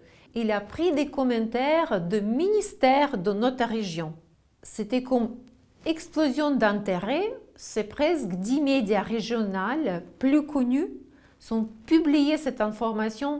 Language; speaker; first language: French; non-native, fluent; Russian